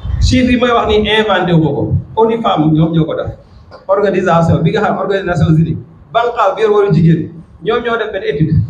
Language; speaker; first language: Wolof; non-native, local second language; Serer